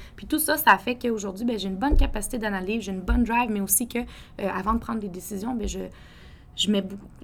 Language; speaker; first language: French; native; French